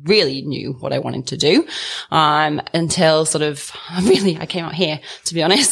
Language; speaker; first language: English; native; English